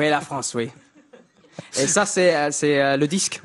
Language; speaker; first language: French; non-native, fluent; English